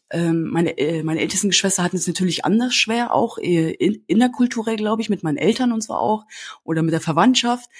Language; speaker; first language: German; native; German